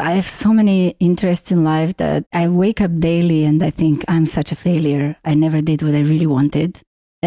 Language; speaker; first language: English; non-native, fluent; Macedonian